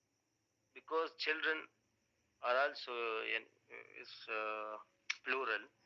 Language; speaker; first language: English; non-native, learner; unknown